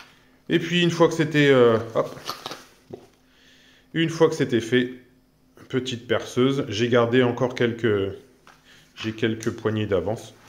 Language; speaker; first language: French; native; French